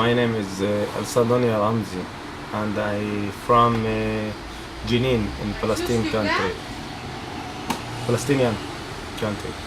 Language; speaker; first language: English; non-native, learner; Arabic